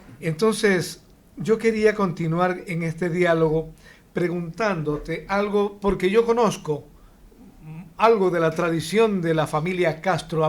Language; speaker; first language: Spanish; native; Spanish